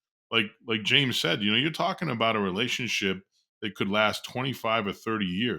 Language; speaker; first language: English; native; English